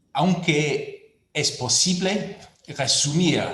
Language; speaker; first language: Spanish; non-native, fluent; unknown